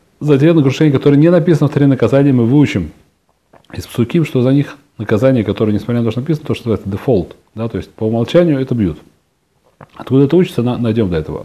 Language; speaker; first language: Russian; early bilingual, heritage; Russian